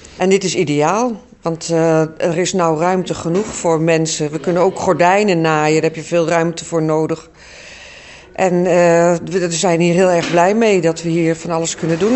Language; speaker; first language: Dutch; native; Dutch